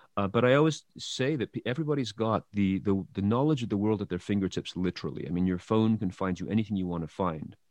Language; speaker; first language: English; native; English